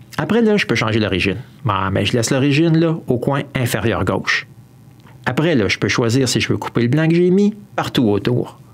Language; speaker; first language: French; native; French